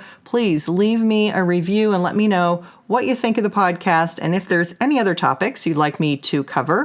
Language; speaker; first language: English; native; English